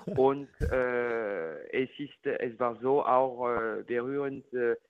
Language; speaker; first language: German; non-native, learner; French